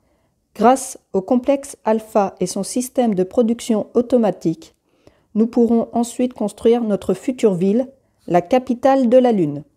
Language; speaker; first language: French; native; French